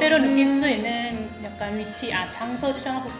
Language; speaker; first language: Korean; non-native, learner; Vietnamese